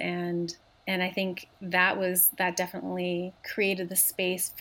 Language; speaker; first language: English; native; English